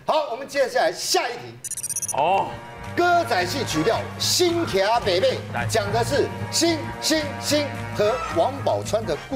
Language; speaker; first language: Chinese; native; Chinese